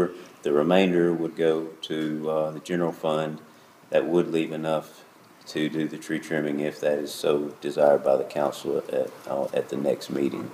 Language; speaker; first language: English; native; English